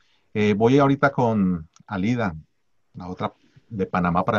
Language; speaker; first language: Spanish; native; Spanish